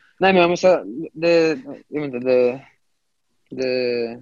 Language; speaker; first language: Swedish; non-native, fluent; Romanian